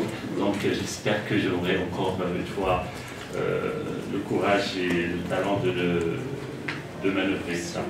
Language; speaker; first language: French; non-native, local second language; Arabic